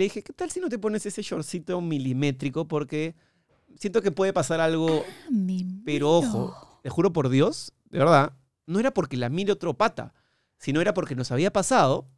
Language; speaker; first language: Spanish; native; Spanish